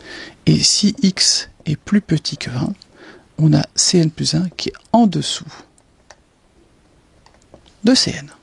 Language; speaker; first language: French; native; French